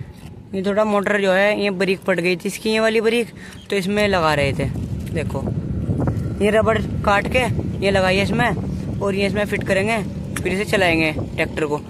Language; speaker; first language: Hindi; native; Hindi